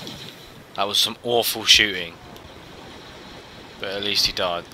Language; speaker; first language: English; native; English